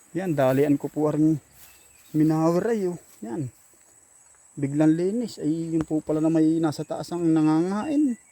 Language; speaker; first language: Filipino; native; Filipino